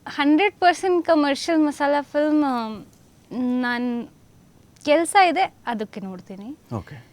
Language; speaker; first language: Kannada; non-native, fluent; Hindi